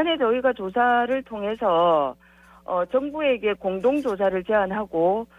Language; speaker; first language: Korean; native; Korean